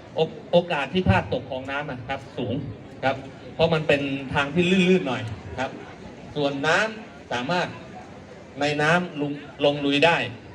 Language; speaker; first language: Thai; native; Thai